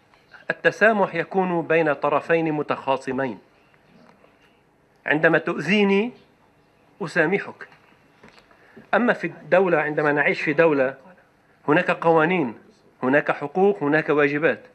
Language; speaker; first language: Arabic; native; Arabic